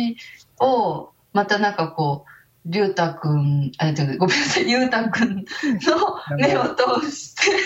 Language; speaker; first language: Japanese; native; Japanese